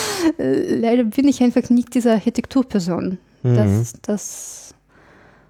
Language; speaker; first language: German; non-native, fluent; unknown